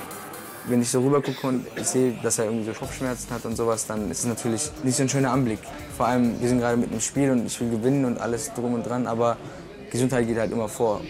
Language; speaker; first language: German; native; German